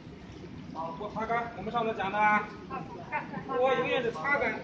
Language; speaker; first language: Chinese; native; Chinese